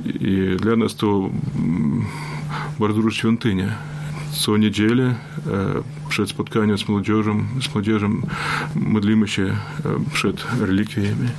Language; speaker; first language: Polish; non-native, learner; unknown